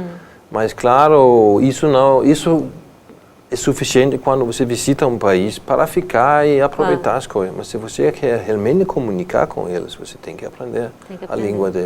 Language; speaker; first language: Portuguese; non-native, fluent; Danish